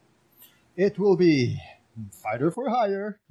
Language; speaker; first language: English; non-native, local second language; Filipino